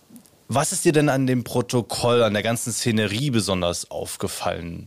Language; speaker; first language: German; native; German